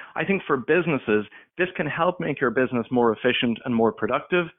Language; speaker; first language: English; native; English